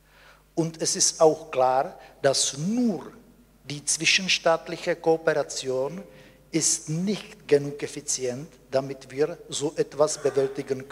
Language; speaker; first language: German; non-native, fluent; Czech